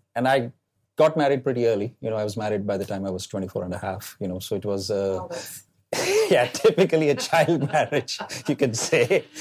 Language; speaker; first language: English; non-native, local second language; Malayalam